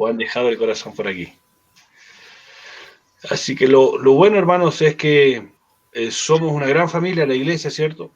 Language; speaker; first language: Spanish; native; Spanish